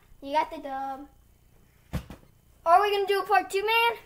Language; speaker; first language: English; native; English